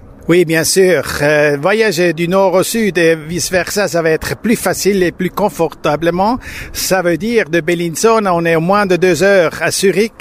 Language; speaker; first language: French; non-native, local second language; German